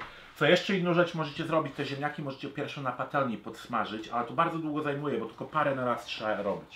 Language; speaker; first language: Polish; early bilingual, heritage; Polish